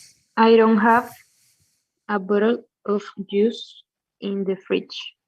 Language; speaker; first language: English; non-native, learner; Spanish